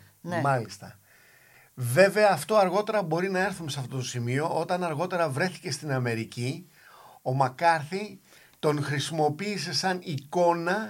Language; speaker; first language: Greek; native; Greek